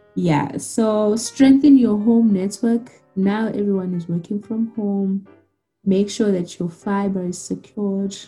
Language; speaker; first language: English; non-native, local second language; Zulu